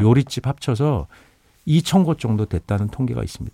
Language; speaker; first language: Korean; native; Korean